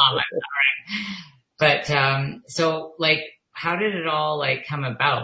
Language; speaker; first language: English; native; English